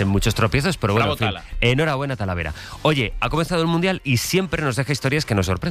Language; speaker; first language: Spanish; native; Spanish